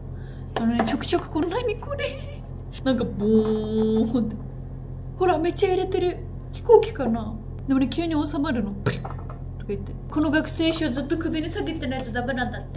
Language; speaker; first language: Japanese; native; Japanese